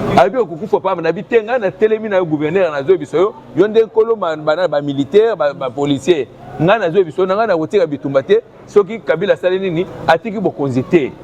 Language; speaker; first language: Lingala; non-native, local second language; Luba-Lulua